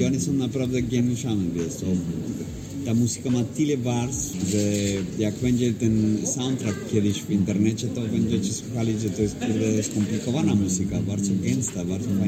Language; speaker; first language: Polish; non-native, fluent; Spanish